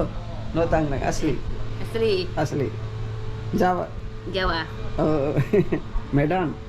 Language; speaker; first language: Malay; non-native, learner; Urdu